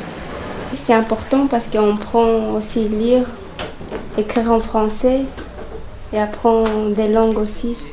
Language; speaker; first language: French; non-native, learner; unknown